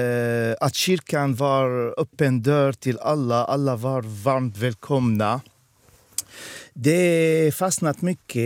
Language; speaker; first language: Swedish; non-native, fluent; Arabic